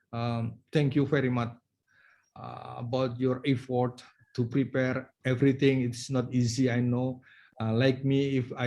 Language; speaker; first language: English; non-native, learner; Indonesian